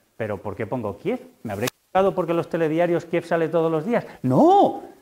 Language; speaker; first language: Spanish; native; Spanish